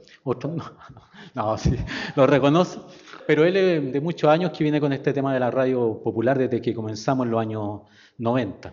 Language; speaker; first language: Spanish; native; Spanish